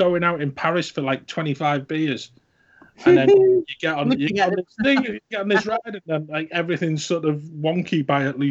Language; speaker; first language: English; native; English